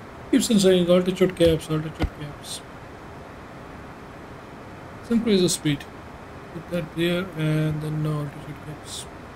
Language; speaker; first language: English; non-native, local second language; Hindi